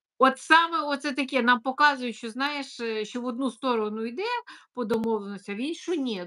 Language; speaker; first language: Ukrainian; non-native, local second language; Russian